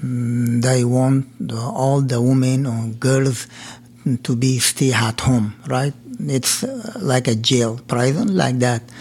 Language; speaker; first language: English; non-native, learner; Persian